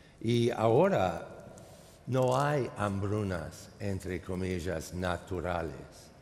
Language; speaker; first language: Spanish; non-native, fluent; English